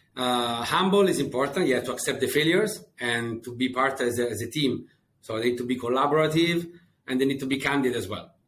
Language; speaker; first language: English; non-native, fluent; Italian